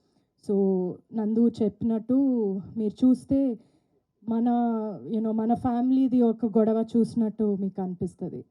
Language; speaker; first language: Telugu; non-native, fluent; Malayalam